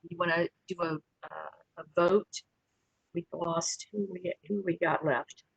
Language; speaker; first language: English; native; English